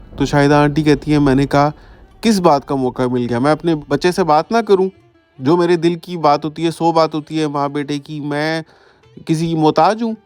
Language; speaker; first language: Urdu; native; Urdu